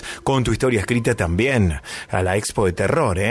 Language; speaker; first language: Spanish; native; Spanish